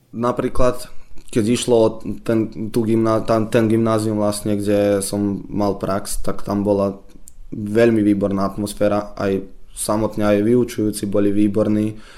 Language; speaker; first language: Slovak; early bilingual, heritage; Slovak